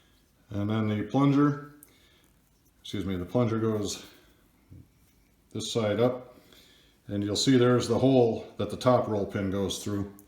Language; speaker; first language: English; native; English